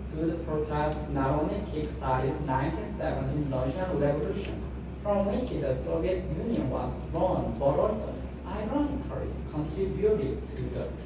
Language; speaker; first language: English; non-native, fluent; Korean